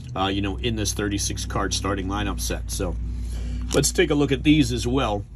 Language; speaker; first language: English; native; English